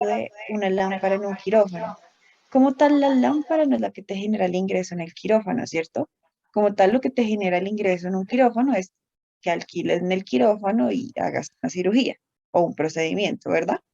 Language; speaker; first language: Spanish; native; Spanish